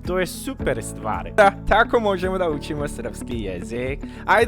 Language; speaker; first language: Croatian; non-native, fluent; Korean